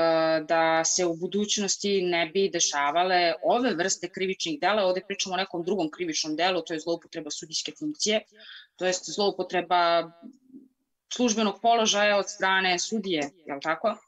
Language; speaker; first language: Serbian; native; Serbian